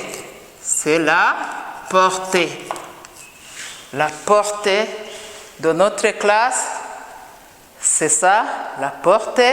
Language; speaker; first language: French; non-native, local second language; Kinyarwanda